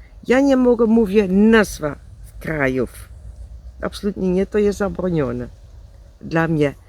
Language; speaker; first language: Polish; non-native, learner; Dutch